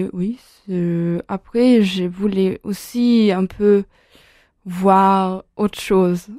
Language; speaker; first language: French; non-native, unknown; German